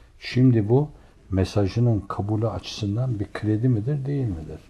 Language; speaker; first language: Turkish; native; Turkish